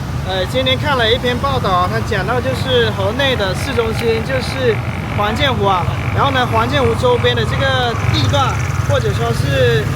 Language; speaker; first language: Chinese; native; Chinese